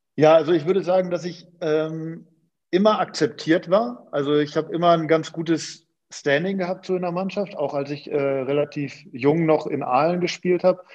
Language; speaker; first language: German; native; German